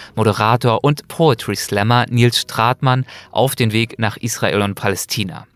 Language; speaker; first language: German; native; German